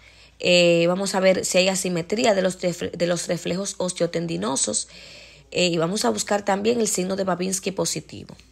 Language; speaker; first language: Spanish; native; Spanish